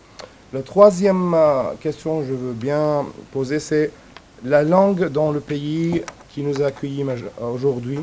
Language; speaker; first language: French; non-native, fluent; Arabic